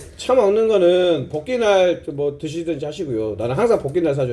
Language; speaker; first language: Korean; native; Korean